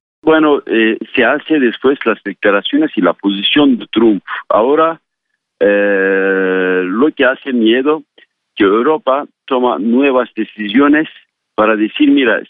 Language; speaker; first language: Spanish; non-native, fluent; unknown